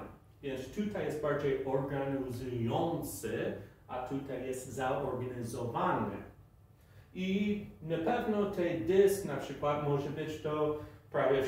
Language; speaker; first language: Polish; non-native, fluent; English